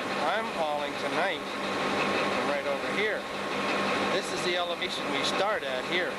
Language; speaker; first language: English; native; English